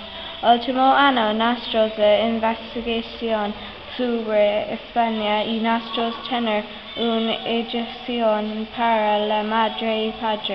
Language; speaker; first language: Spanish; non-native, learner; English